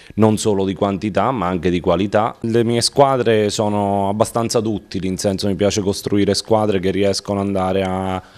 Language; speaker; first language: Italian; native; Italian